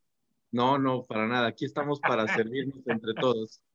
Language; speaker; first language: Spanish; native; Spanish